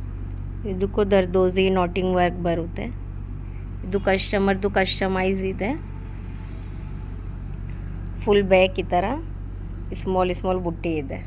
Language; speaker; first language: Kannada; non-native, local second language; Urdu